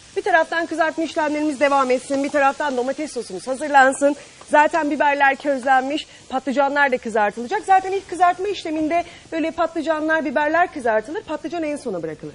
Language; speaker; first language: Turkish; native; Turkish